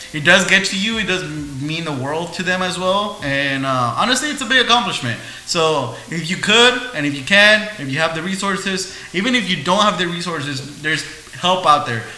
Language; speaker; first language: English; early bilingual, other home language; Spanish